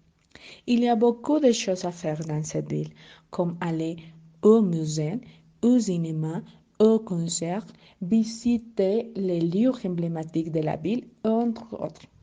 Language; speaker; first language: French; non-native, learner; Spanish